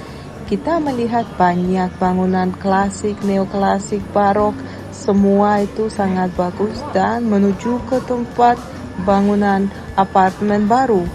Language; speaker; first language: Indonesian; non-native, fluent; Russian